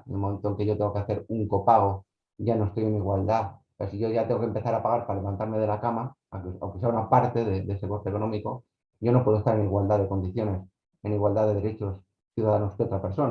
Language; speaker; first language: Spanish; native; Spanish